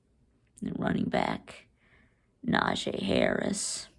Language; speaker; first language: English; native; English